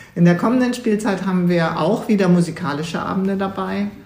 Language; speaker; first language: German; native; German